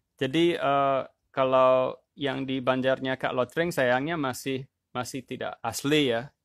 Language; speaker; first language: Indonesian; non-native, fluent; English